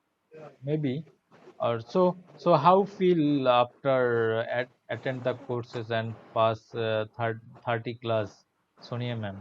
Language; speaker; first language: English; non-native, learner; Bangla